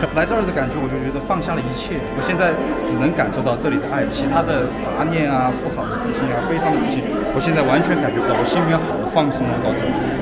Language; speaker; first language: Chinese; native; Chinese